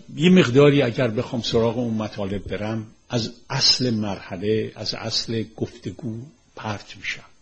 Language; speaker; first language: Persian; native; Persian